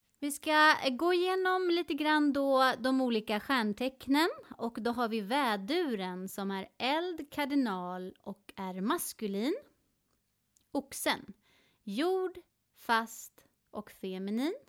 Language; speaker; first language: Swedish; native; Swedish